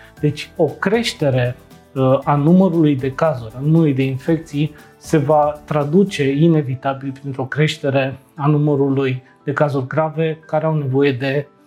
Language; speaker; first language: Romanian; native; Romanian